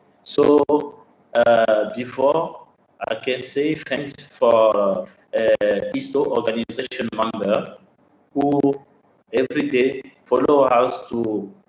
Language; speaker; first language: English; non-native, learner; French